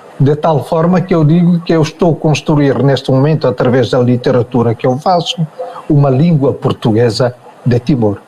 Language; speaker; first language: Portuguese; non-native, local second language; Tetum